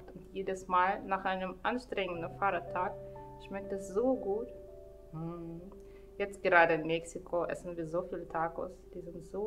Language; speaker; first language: German; non-native, fluent; Russian